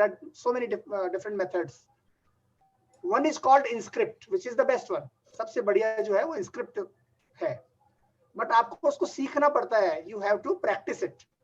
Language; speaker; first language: Hindi; native; Hindi